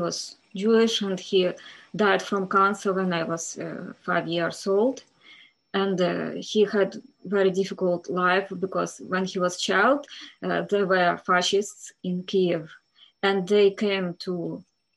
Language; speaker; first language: English; non-native, fluent; Ukrainian